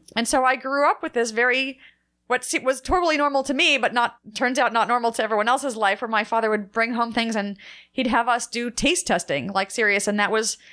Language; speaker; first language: English; native; English